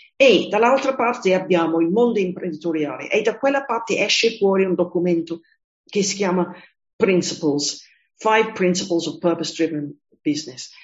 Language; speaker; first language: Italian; non-native, fluent; English